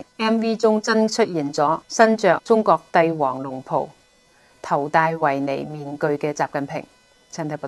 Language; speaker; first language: Chinese; non-native, local second language; Cantonese